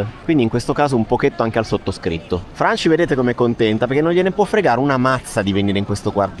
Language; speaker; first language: Italian; native; Italian